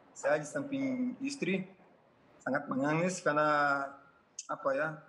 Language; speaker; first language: Indonesian; non-native, fluent; Portuguese